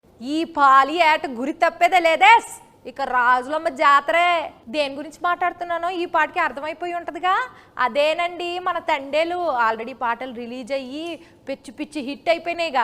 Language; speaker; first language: Telugu; native; Telugu